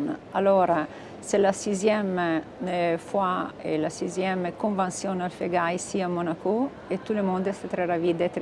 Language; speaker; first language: French; non-native, fluent; Italian